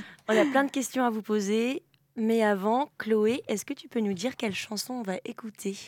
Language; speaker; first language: French; native; French